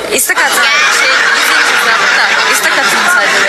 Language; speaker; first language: Indonesian; non-native, learner; Turkish